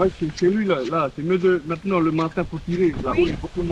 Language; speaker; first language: French; non-native, local second language; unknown